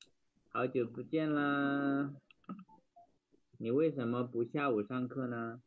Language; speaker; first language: Chinese; native; Chinese